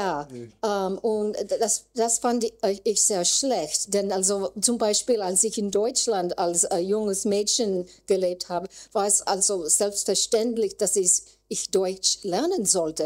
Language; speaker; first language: German; non-native, learner; English